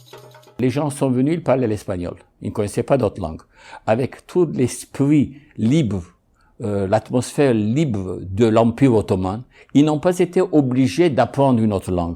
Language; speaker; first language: French; non-native, fluent; Ladino